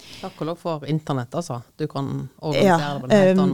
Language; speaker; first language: Norwegian; native; Norwegian